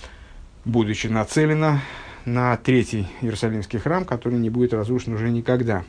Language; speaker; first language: Russian; native; Russian